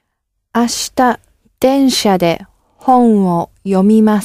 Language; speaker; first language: Japanese; non-native, learner; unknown